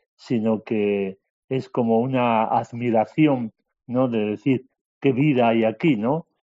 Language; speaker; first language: Spanish; native; Spanish